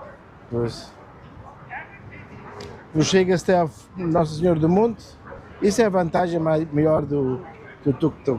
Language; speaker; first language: Portuguese; early bilingual, heritage; German